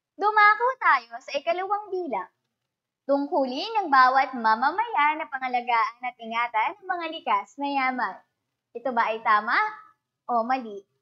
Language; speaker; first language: Filipino; native; Filipino